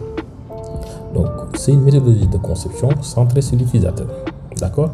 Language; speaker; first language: French; non-native, local second language; Wolof